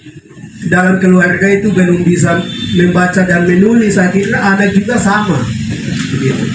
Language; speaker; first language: Indonesian; non-native, local second language; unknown